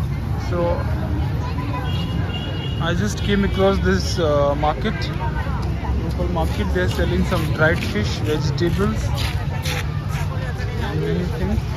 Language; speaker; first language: English; non-native, local second language; Hindi